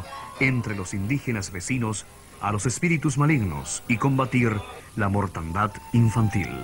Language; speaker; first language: Spanish; native; Spanish